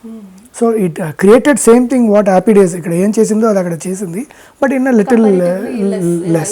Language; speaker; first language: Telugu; non-native, fluent; Tamil